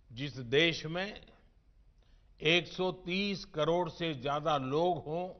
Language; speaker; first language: Hindi; non-native, local second language; Gujarati